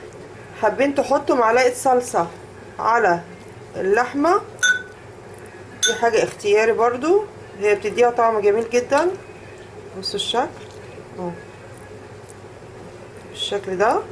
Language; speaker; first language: Arabic; native; Arabic